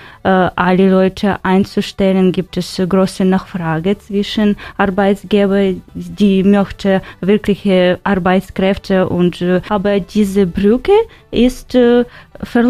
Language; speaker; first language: German; non-native, learner; Ukrainian